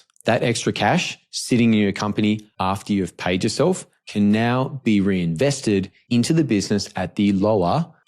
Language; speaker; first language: English; native; English